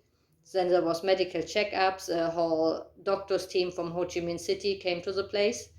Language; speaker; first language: English; non-native, fluent; German